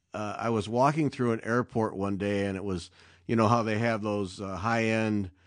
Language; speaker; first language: English; native; English